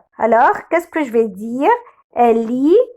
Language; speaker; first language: French; non-native, fluent; Arabic